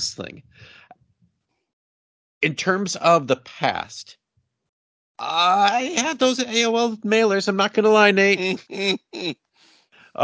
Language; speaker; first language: English; native; English